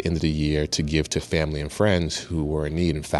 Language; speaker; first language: English; early bilingual, other home language; Spanish